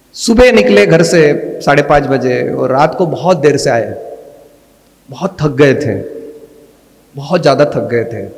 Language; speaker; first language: Hindi; non-native, local second language; Marathi